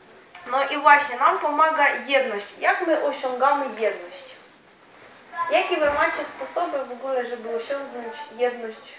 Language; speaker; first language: Polish; non-native, fluent; Ukrainian